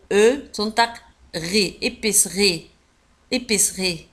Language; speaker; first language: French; non-native, local second language; Arabic